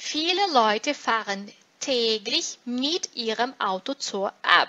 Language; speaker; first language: German; non-native, fluent; Portuguese